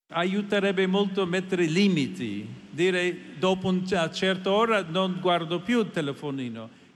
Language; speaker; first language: Italian; non-native, fluent; English